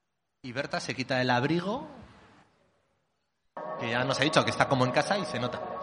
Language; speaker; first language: Spanish; native; Spanish